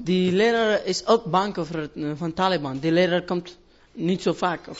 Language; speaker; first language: Dutch; non-native, learner; Persian